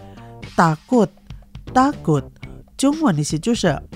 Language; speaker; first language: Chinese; non-native, fluent; Indonesian